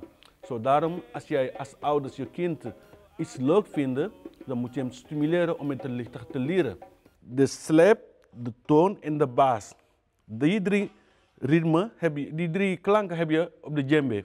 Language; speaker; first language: Dutch; non-native, learner; Wolof